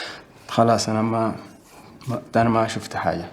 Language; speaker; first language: Arabic; native; Arabic